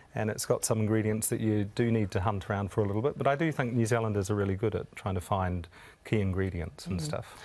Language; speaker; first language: English; native; English